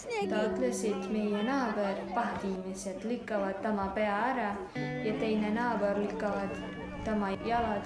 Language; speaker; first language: Estonian; non-native, learner; Arabic